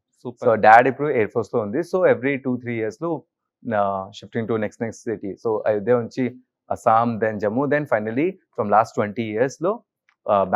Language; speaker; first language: Telugu; non-native, learner; Hindi